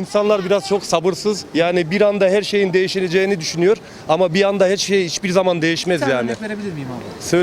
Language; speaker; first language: Turkish; early bilingual, heritage; Turkish